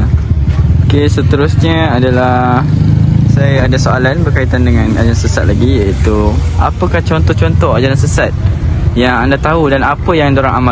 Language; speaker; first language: Malay; native; Malay